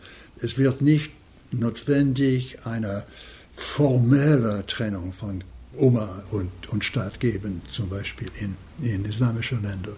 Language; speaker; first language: German; non-native, fluent; English